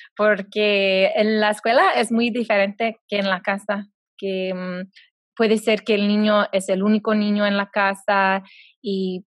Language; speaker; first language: Spanish; non-native, fluent; English